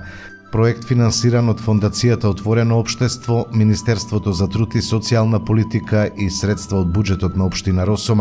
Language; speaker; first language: Macedonian; native; Macedonian